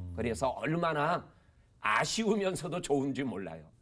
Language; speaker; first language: Korean; native; Korean